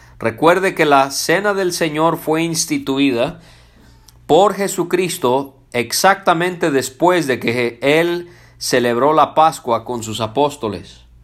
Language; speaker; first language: Spanish; early bilingual, other home language; English